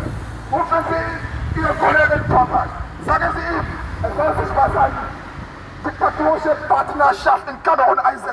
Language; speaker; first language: German; non-native, fluent; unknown